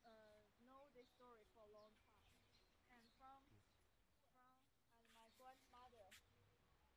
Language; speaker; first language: English; non-native, learner; Chinese